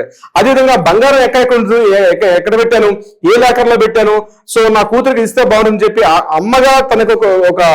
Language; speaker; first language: Telugu; native; Telugu